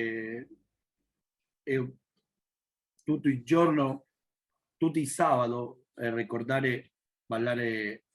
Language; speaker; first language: Italian; non-native, learner; Spanish